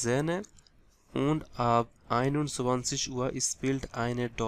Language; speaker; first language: German; non-native, fluent; Bangla